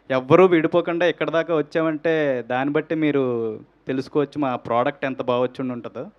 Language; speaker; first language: Telugu; native; Telugu